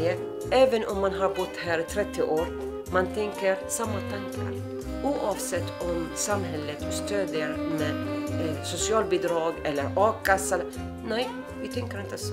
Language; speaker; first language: Swedish; non-native, fluent; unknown